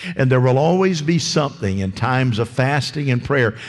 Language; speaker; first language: English; native; English